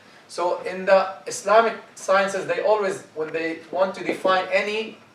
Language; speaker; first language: English; non-native, fluent; Arabic